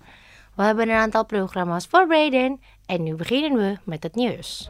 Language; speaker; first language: Dutch; non-native, fluent; Indonesian